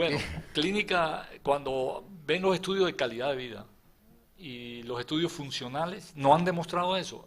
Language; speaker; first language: Spanish; native; Spanish